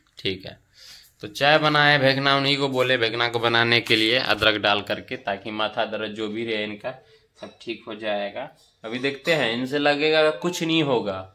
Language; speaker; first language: Hindi; native; Hindi